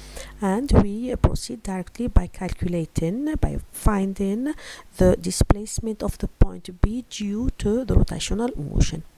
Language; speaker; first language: English; non-native, fluent; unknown